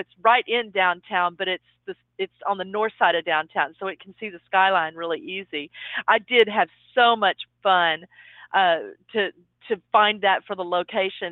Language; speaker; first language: English; native; English